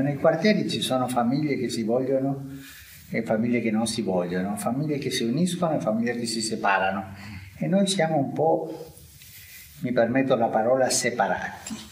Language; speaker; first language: Italian; early bilingual, heritage; Spanish